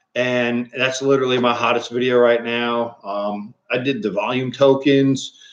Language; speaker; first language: English; native; English